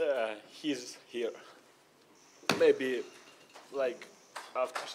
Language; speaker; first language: English; non-native, learner; Russian